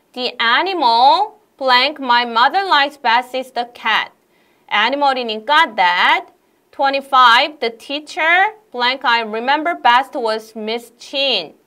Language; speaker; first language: English; non-native, fluent; Korean